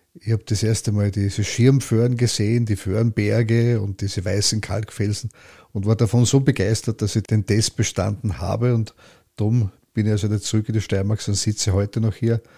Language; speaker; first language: German; native; German